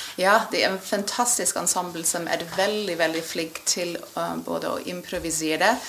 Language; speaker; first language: Norwegian; non-native, fluent; English